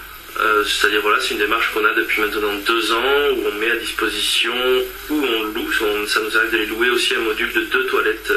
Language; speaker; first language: French; native; French